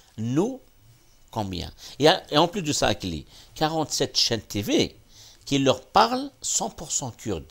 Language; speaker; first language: French; non-native, local second language; Kabyle